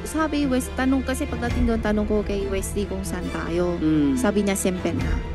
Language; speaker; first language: Filipino; non-native, learner; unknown